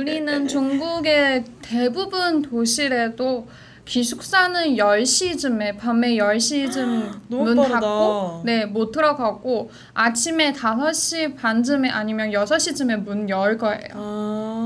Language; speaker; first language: Korean; non-native, fluent; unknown